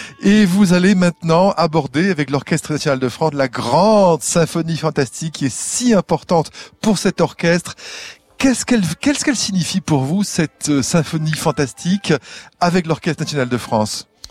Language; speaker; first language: French; native; French